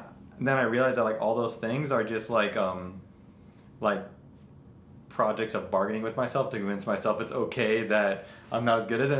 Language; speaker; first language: English; native; English